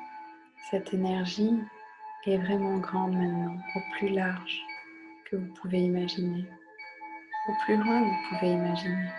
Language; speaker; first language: French; native; French